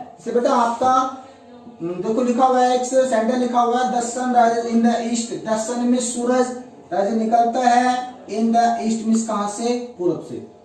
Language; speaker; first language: Hindi; native; Hindi